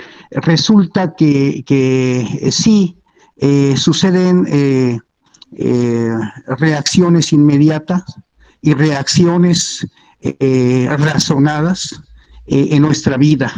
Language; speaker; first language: Spanish; native; Spanish